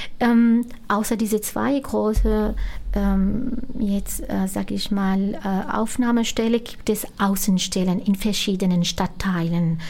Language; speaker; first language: German; non-native, fluent; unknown